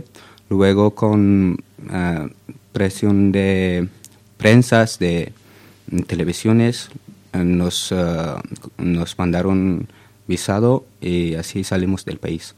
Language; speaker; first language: Spanish; non-native, fluent; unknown